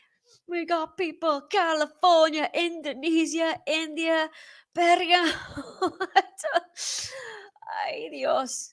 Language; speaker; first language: English; native; English